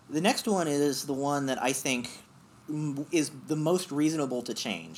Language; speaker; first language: English; native; English